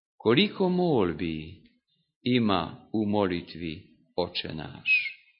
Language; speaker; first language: Serbian; non-native, local second language; Hungarian